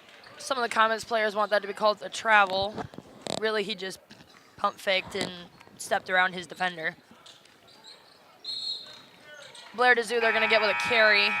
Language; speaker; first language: English; native; English